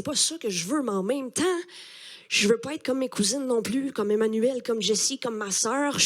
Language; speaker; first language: French; native; French